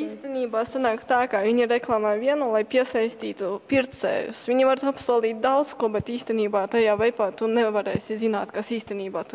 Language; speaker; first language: Latvian; native; Latvian